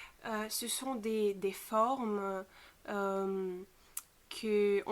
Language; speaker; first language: French; non-native, fluent; Bulgarian